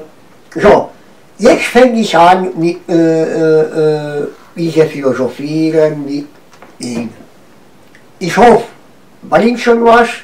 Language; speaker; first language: German; non-native, learner; Romanian